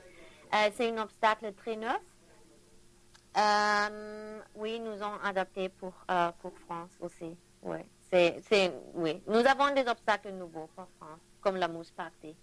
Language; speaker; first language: French; non-native, learner; German